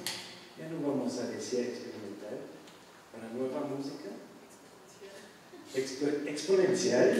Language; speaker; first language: Spanish; non-native, fluent; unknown